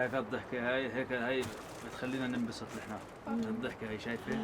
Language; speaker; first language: Arabic; native; Arabic